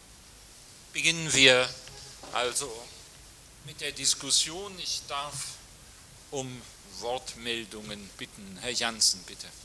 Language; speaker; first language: German; native; German